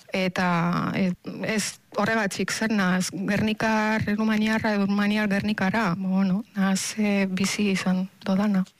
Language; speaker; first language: Basque; non-native, fluent; Romanian